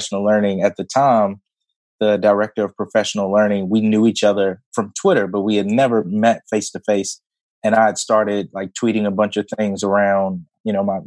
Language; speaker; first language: English; native; English